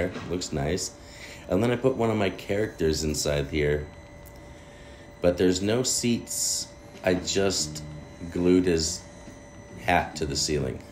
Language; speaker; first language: English; native; English